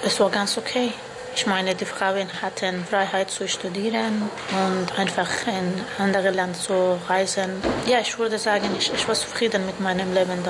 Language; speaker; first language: German; non-native, fluent; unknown